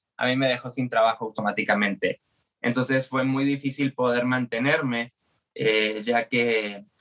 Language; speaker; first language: Spanish; native; Spanish